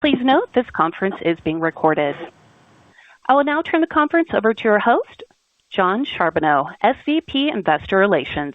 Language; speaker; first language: English; native; English